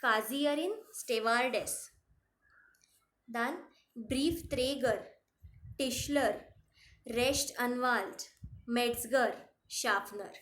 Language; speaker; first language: German; non-native, fluent; Marathi